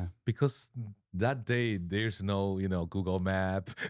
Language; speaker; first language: English; non-native, learner; Chinese